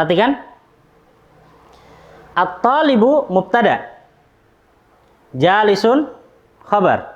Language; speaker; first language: Arabic; non-native, fluent; Indonesian